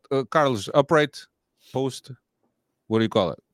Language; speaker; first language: English; native; English